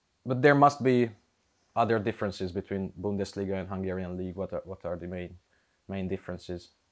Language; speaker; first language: English; non-native, fluent; Hungarian